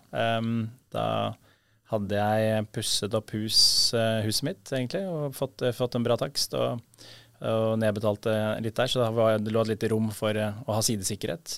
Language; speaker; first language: Norwegian; native; Norwegian